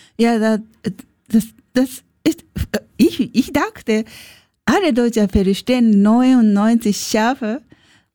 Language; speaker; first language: German; non-native, learner; Japanese